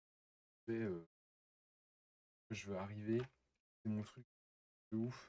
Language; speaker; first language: French; native; French